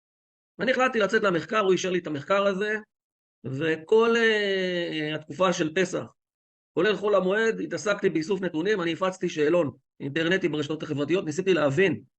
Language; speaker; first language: Hebrew; native; Hebrew